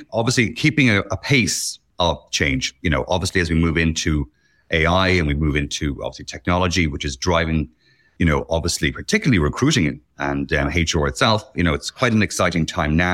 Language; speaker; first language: English; native; English